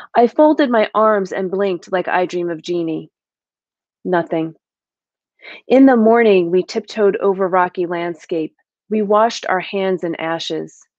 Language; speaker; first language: English; native; English